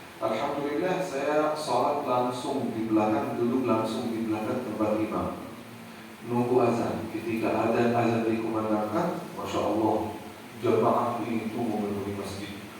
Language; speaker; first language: Indonesian; non-native, fluent; Arabic